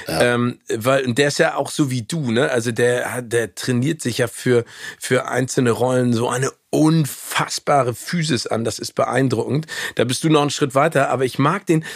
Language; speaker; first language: German; native; German